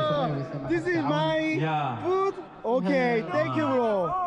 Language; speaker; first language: English; non-native, learner; Korean